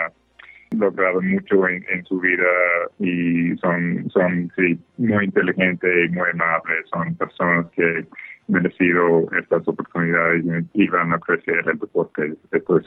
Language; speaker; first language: Spanish; non-native, fluent; English